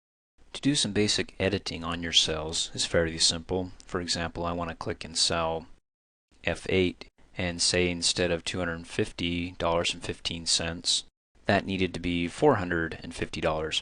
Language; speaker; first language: English; native; English